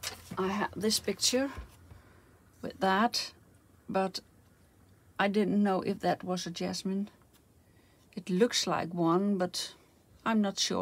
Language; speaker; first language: English; non-native, fluent; Dutch